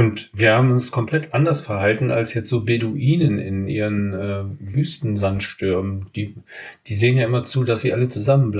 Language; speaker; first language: German; native; German